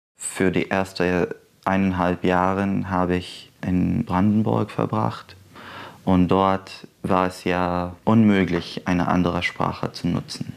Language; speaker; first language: German; non-native, fluent; Arabic